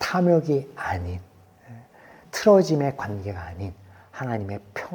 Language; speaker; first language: Korean; native; Korean